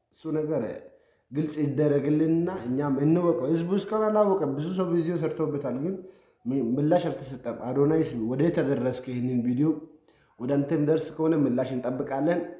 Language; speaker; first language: Amharic; non-native, local second language; Wolaytta